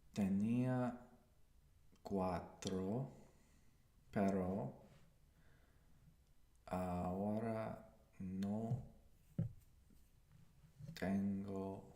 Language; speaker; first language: Spanish; non-native, learner; English